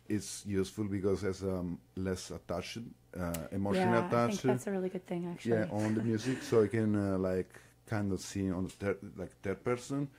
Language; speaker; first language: English; non-native, fluent; Italian